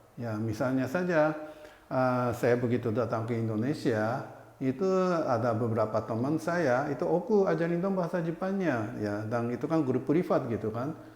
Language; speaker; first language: Indonesian; non-native, fluent; Japanese